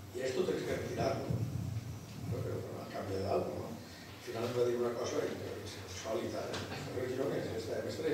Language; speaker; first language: Spanish; non-native, local second language; Catalan